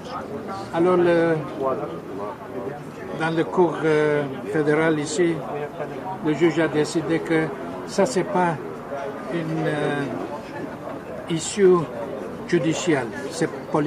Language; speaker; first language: French; non-native, fluent; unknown